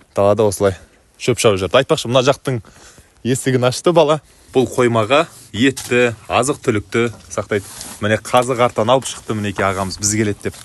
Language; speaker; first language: Kazakh; native; Kazakh